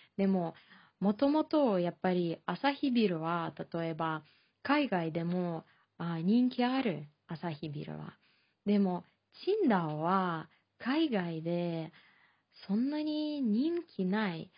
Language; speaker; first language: Japanese; non-native, fluent; Chinese